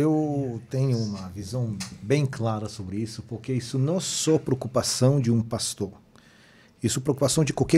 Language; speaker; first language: Portuguese; non-native, fluent; Hebrew